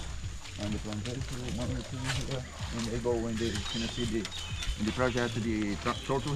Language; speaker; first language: English; non-native, learner; Portuguese